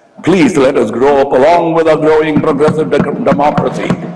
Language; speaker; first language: English; non-native, local second language; Tamil